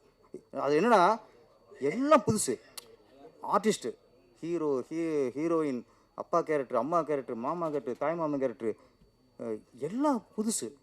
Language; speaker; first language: Tamil; native; Tamil